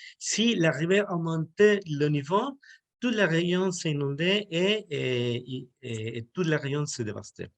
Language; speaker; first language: French; non-native, learner; Spanish